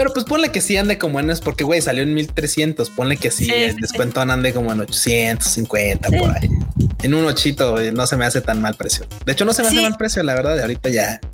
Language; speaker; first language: Spanish; native; Spanish